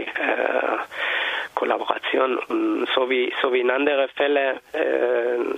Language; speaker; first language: German; non-native, learner; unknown